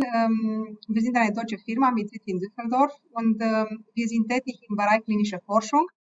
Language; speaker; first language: German; non-native, fluent; Romanian